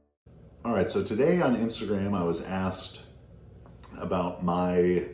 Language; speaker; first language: English; native; English